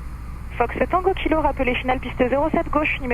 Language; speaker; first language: French; native; French